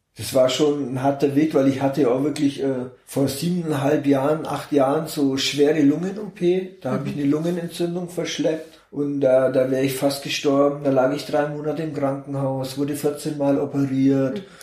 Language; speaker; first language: German; native; German